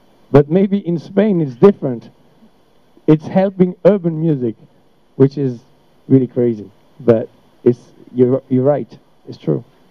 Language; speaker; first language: English; non-native, fluent; French